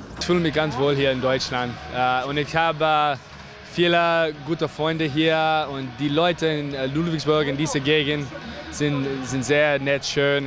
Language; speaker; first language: German; non-native, learner; English